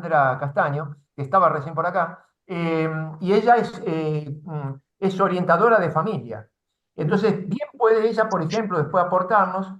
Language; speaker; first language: Spanish; native; Spanish